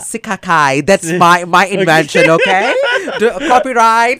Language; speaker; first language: English; non-native, local second language; Tamil